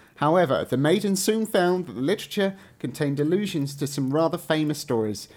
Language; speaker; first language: English; native; English